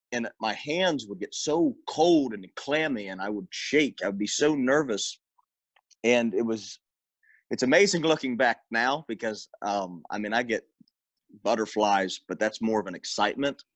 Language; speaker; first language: English; native; English